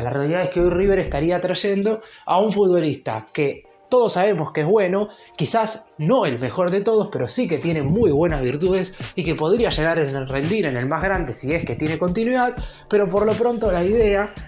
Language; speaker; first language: Spanish; native; Spanish